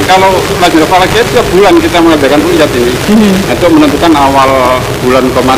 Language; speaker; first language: Indonesian; native; Indonesian